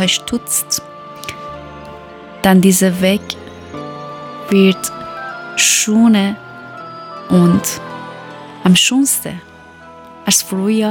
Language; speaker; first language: German; non-native, learner; Persian